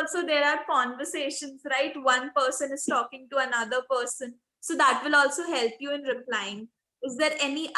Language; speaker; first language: English; non-native, local second language; Hindi